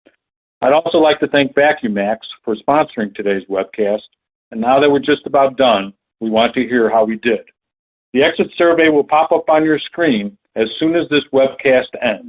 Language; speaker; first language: English; native; English